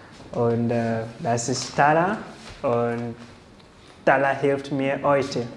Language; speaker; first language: German; non-native, learner; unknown